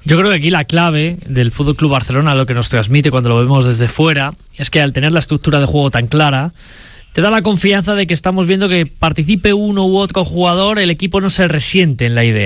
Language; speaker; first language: Spanish; native; Spanish